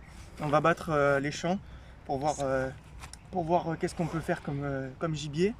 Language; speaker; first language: French; native; French